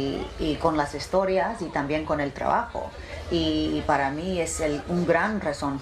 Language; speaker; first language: Spanish; early bilingual, heritage; English